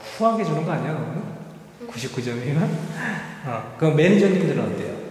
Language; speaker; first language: Korean; native; Korean